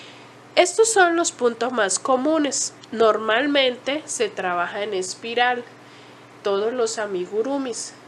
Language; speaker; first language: Spanish; native; Spanish